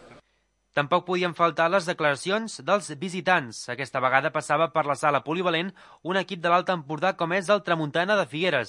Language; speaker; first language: Catalan; native; Catalan